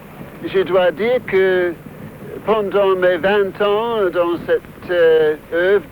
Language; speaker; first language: French; non-native, fluent; English